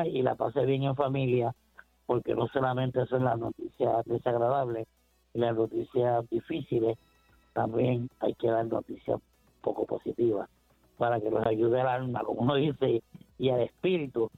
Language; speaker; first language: Spanish; native; Spanish